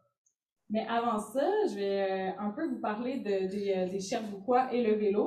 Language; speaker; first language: French; native; French